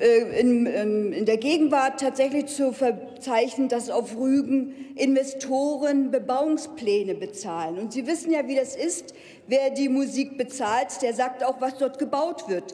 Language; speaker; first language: German; native; German